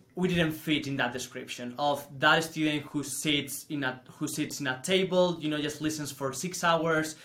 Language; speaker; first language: English; non-native, fluent; Spanish